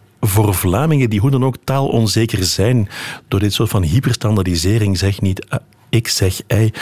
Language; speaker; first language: Dutch; native; Dutch